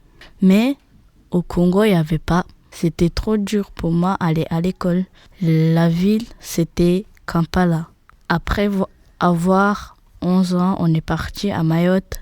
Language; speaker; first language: French; non-native, learner; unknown